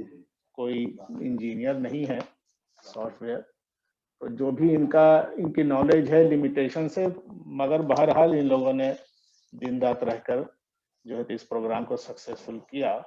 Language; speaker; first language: Urdu; native; Urdu